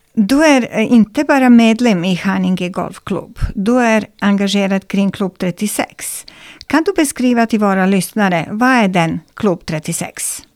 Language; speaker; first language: Swedish; non-native, fluent; Serbian